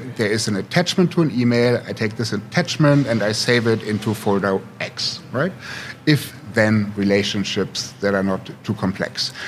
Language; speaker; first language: English; non-native, fluent; German